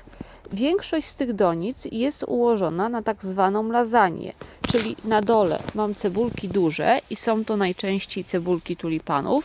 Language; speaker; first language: Polish; native; Polish